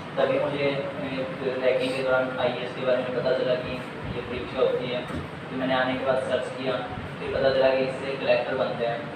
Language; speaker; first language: Hindi; native; Hindi